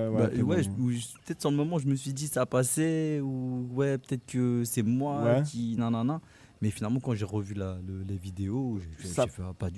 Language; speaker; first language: French; native; French